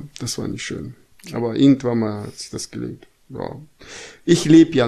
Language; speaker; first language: German; early bilingual, other home language; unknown